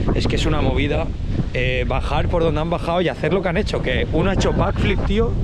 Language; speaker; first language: Spanish; native; Spanish